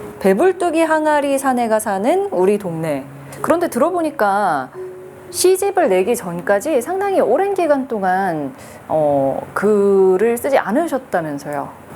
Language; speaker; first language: Korean; native; Korean